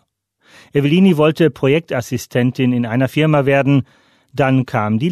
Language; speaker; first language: German; native; German